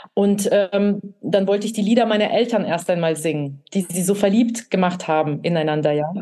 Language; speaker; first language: German; early bilingual, other home language; Russian